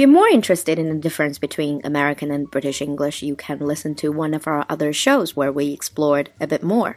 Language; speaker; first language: English; non-native, fluent; Chinese